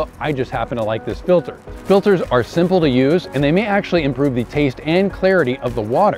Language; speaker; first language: English; native; English